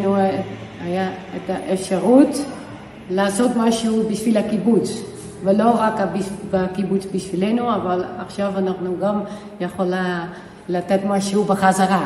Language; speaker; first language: Hebrew; non-native, fluent; Dutch